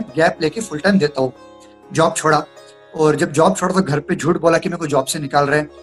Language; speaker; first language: Hindi; non-native, local second language; Marathi